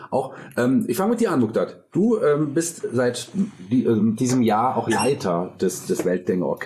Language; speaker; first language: German; native; German